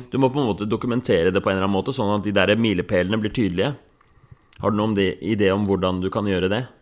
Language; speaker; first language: Norwegian; native; Norwegian